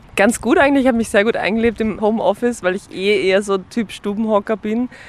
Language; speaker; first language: German; native; German